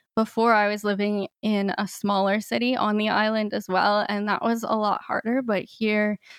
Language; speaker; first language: English; native; English